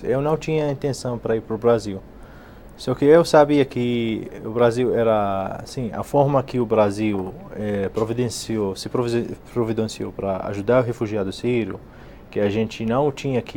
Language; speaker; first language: Portuguese; non-native, fluent; Arabic